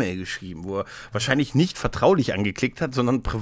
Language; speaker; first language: German; native; German